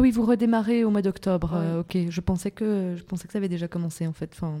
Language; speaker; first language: French; native; French